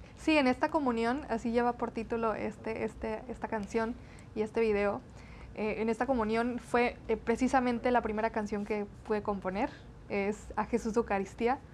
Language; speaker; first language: Spanish; native; Spanish